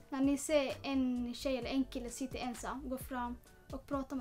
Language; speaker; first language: Swedish; non-native, learner; Tigrinya